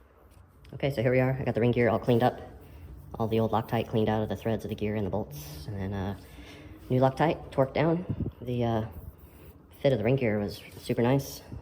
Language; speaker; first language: English; native; English